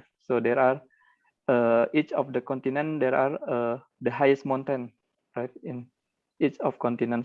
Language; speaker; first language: English; non-native, learner; Indonesian